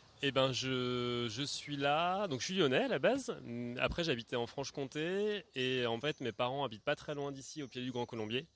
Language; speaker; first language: French; native; French